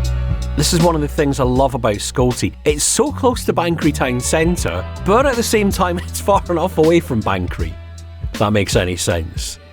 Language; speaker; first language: English; native; English